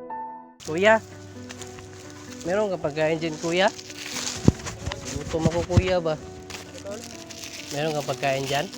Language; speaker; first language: Filipino; non-native, local second language; Cebuano